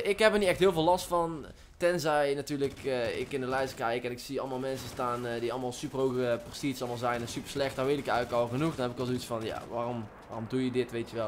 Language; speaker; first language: Dutch; native; Dutch